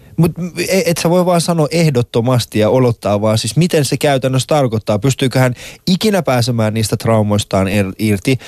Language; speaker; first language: Finnish; early bilingual, other home language; Persian